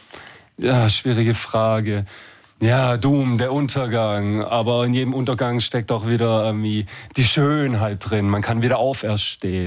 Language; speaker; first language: German; native; German